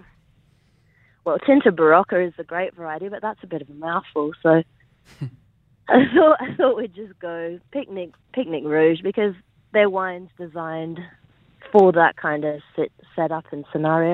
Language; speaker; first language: English; native; English